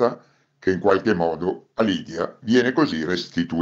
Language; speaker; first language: Italian; native; Italian